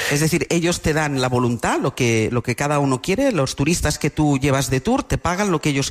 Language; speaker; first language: Spanish; native; Spanish